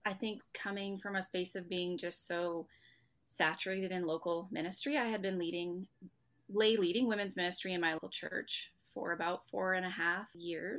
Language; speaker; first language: English; native; English